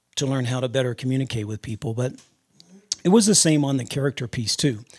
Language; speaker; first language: English; native; English